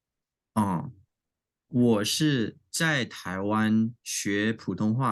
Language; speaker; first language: Chinese; non-native, learner; English